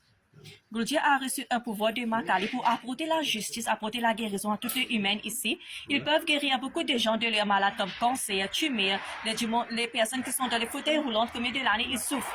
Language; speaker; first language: French; non-native, local second language; Morisyen